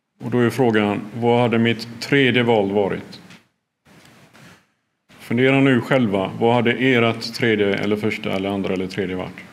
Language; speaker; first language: Swedish; early bilingual, other home language; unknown